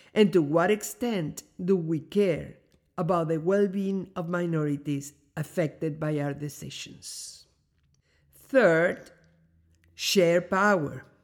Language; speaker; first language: English; non-native, fluent; Spanish